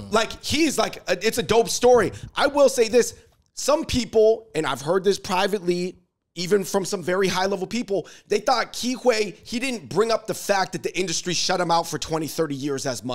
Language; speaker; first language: English; native; English